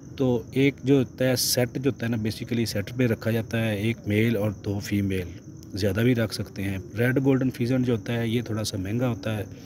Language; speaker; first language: Urdu; non-native, local second language; Punjabi